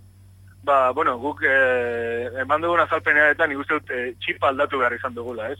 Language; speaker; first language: Basque; native; Basque